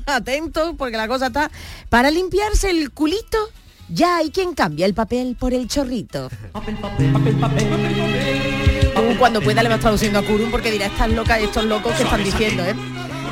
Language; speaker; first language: Spanish; native; Spanish